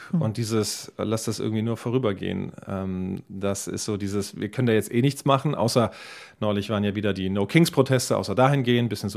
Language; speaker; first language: German; native; German